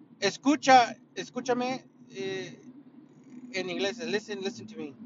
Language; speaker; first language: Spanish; early bilingual, heritage; Spanish